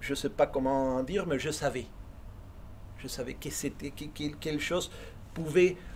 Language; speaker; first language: French; non-native, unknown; Spanish